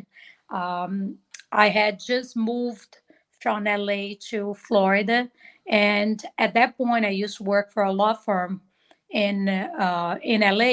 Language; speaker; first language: English; non-native, fluent; Portuguese